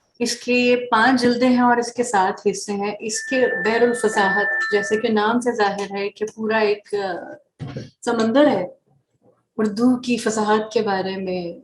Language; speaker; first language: Urdu; native; Urdu